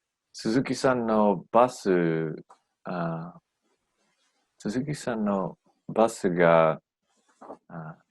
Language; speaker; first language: Japanese; non-native, learner; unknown